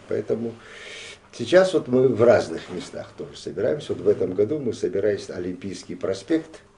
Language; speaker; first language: Russian; non-native, local second language; Abkhazian